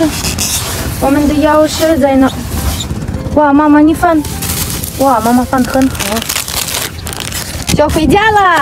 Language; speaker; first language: Chinese; non-native, learner; Ukrainian